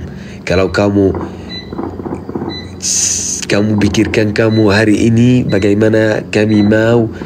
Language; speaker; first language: Indonesian; non-native, fluent; Arabic